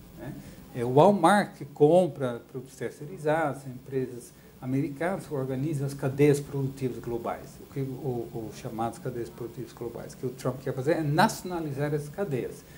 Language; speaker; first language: Portuguese; non-native, fluent; Dutch